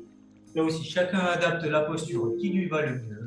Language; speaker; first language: French; native; French